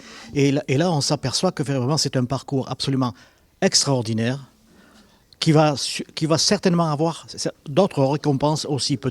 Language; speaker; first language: French; native; French